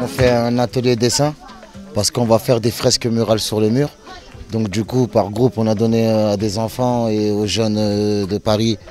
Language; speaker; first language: French; native; French